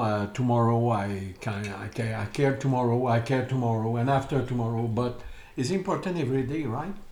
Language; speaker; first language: English; non-native, learner; French